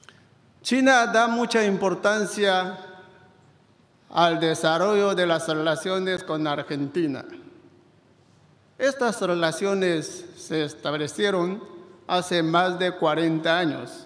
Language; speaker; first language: Spanish; non-native, fluent; Chinese